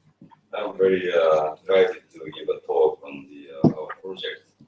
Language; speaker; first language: English; non-native, fluent; Japanese